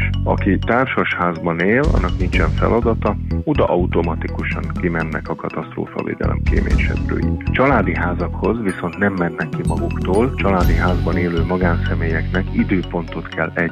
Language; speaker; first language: Hungarian; native; Hungarian